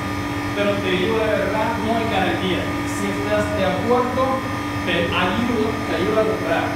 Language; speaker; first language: Spanish; non-native, learner; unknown